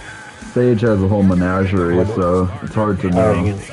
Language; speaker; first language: English; native; English